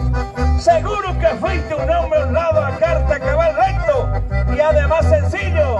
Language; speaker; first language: Spanish; native; Spanish